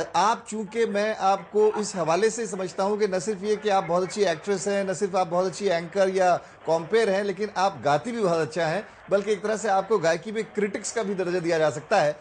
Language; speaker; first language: Urdu; native; Urdu